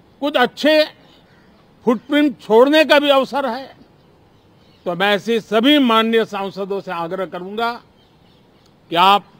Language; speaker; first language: Hindi; non-native, local second language; Gujarati